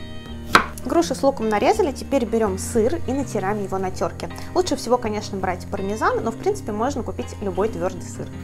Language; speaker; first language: Russian; native; Russian